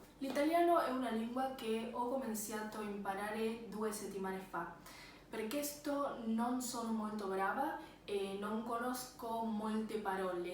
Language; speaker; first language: Italian; non-native, learner; Spanish